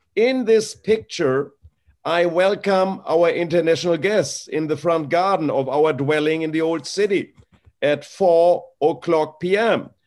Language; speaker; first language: English; non-native, fluent; German